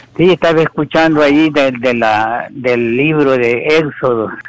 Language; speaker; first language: Spanish; native; Spanish